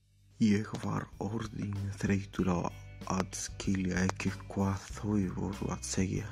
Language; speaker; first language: Icelandic; non-native, learner; Spanish